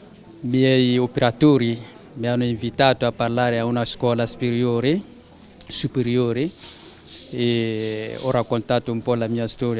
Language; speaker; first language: Italian; non-native, fluent; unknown